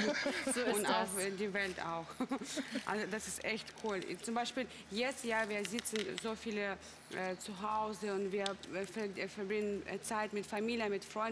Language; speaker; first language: German; non-native, fluent; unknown